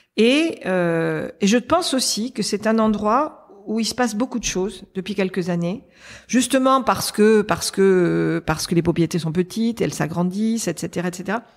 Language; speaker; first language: French; native; French